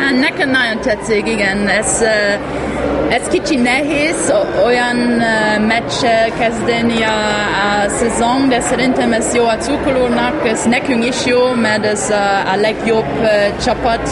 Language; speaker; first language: Hungarian; non-native, learner; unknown